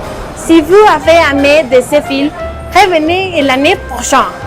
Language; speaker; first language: French; non-native, learner; Spanish